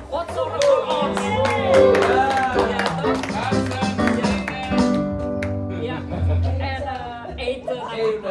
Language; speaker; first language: Dutch; non-native, fluent; Indonesian